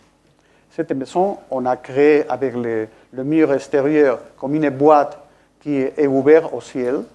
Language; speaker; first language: French; non-native, fluent; Spanish